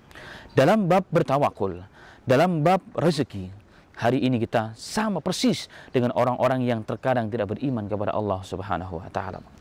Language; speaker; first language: Indonesian; native; Indonesian